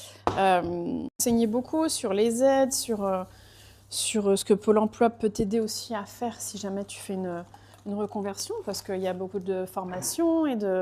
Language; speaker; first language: French; early bilingual, other home language; Portuguese